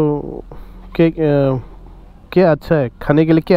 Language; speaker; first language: Hindi; non-native, learner; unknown